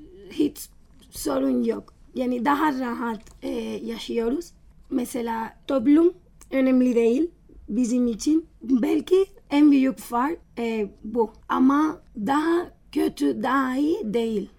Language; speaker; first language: Turkish; non-native, learner; Spanish